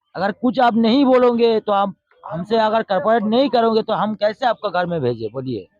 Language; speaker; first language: Hindi; non-native, local second language; Bangla